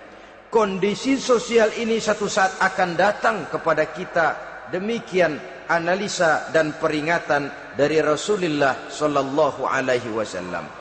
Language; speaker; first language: Indonesian; native; Indonesian